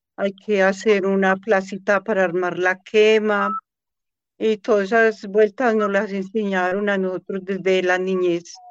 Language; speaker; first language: Spanish; native; Spanish